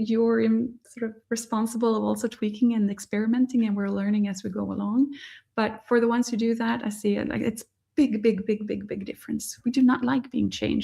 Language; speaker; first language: English; non-native, fluent; Swedish